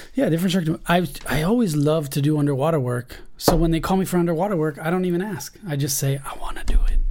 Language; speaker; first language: English; early bilingual, other home language; Spanish